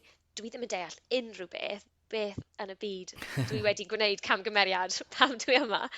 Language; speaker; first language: Welsh; non-native, local second language; English